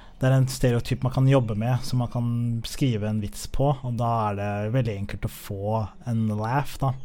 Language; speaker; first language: Norwegian; early bilingual, other home language; Somali